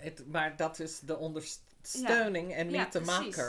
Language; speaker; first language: Dutch; non-native, fluent; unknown